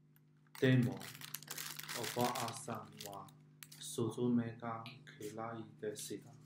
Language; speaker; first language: Japanese; non-native, learner; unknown